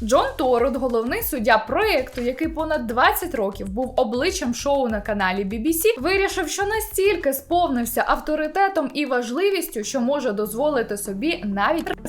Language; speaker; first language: Ukrainian; native; Ukrainian